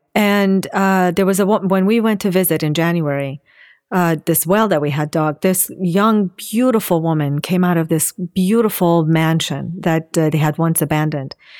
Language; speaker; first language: English; non-native, fluent; Assyrian Neo-Aramaic